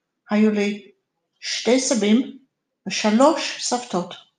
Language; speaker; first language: Hebrew; non-native, fluent; English